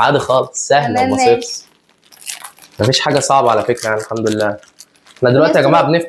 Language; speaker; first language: Arabic; native; Arabic